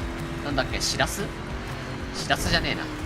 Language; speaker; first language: Japanese; native; Japanese